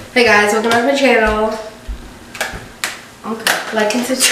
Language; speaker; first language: English; native; English